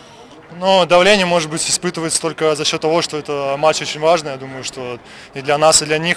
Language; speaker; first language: Russian; native; Russian